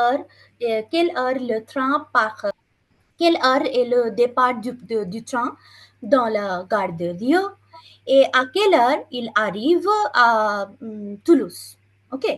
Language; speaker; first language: French; non-native, fluent; Bangla